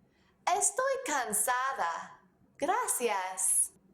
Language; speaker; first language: Spanish; non-native, fluent; English